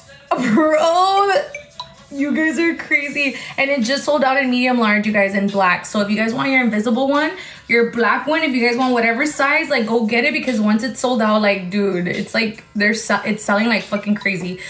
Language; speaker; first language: English; early bilingual, other home language; Spanish